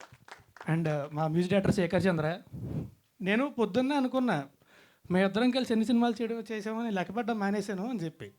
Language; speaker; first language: Telugu; native; Telugu